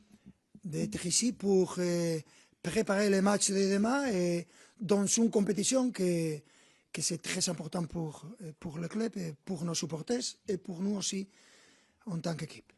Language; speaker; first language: French; non-native, fluent; Spanish